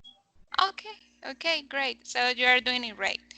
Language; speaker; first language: English; non-native, fluent; Spanish